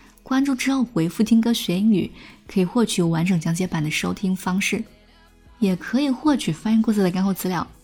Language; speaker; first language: Chinese; native; Chinese